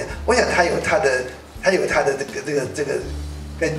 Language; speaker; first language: Chinese; native; Chinese